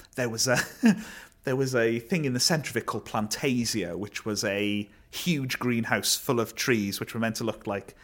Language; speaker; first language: English; native; English